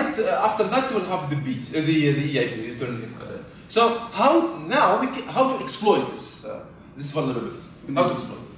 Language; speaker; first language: English; non-native, fluent; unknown